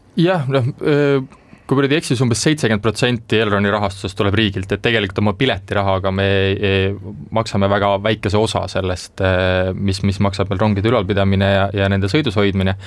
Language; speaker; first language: Estonian; native; Estonian